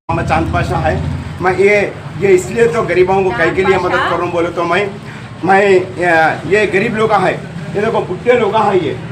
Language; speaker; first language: Hindi; non-native, local second language; Urdu